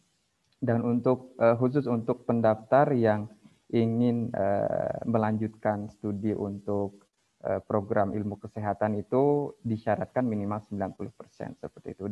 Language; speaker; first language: Indonesian; native; Indonesian